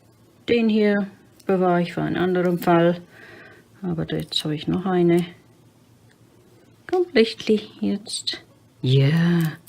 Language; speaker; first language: German; non-native, fluent; English